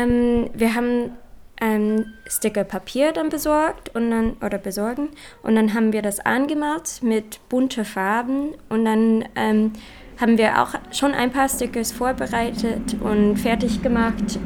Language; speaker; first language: German; non-native, learner; English